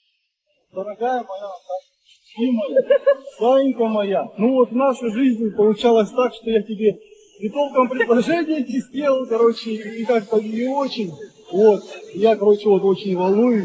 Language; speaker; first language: Russian; native; Russian